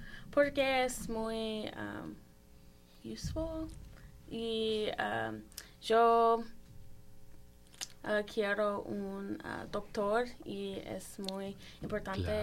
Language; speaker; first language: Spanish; non-native, learner; English